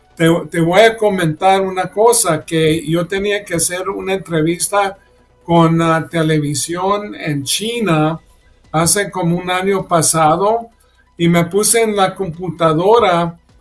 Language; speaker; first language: Spanish; early bilingual, heritage; Spanish